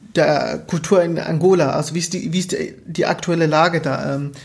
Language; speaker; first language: German; early bilingual, other home language; Portuguese